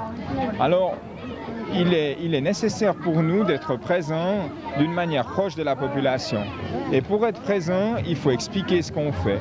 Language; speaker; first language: French; native; French